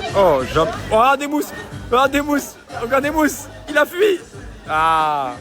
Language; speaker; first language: French; native; French